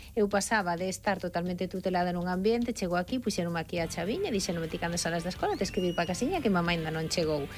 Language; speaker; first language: Galician; non-native, local second language; Spanish